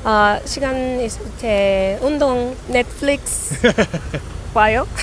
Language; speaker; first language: Korean; non-native, learner; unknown